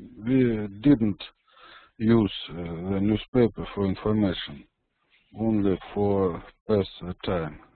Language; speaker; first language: English; non-native, learner; Russian